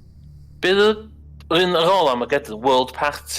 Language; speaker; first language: Welsh; native; Welsh